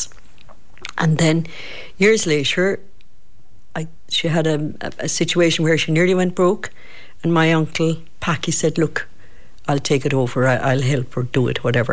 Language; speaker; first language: English; native; English